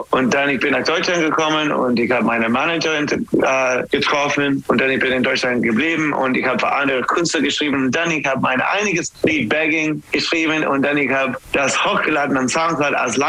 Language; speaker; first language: German; non-native, learner; English